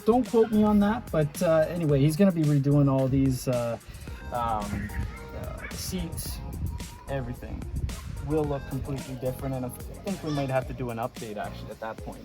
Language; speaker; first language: English; native; English